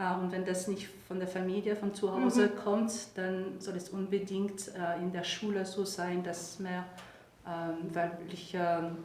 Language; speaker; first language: German; non-native, fluent; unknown